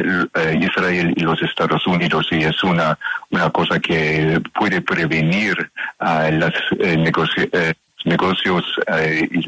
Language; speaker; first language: Spanish; non-native, learner; English